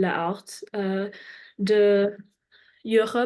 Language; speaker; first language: French; non-native, learner; English